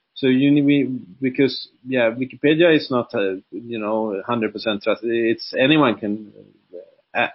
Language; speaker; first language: English; non-native, fluent; Swedish